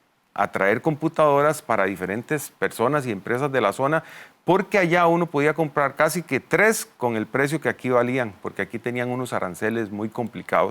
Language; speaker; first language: Spanish; native; Spanish